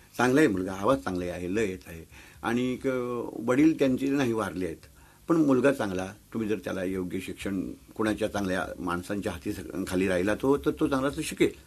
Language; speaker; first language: Marathi; non-native, local second language; Konkani